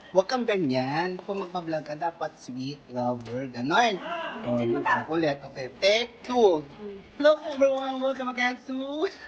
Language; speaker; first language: Filipino; native; Filipino